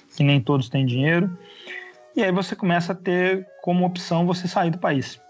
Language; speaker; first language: Portuguese; native; Portuguese